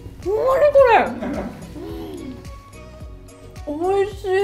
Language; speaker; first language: Japanese; native; Japanese